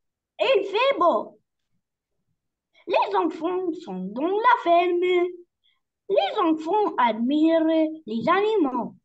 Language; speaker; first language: French; non-native, learner; Arabic